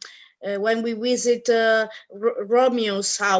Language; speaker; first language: English; non-native, learner; Italian